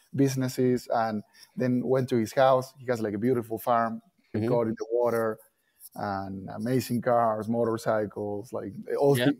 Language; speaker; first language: English; non-native, fluent; Spanish